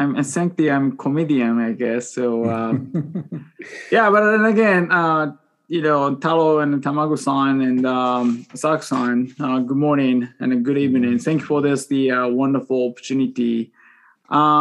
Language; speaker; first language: English; non-native, fluent; Japanese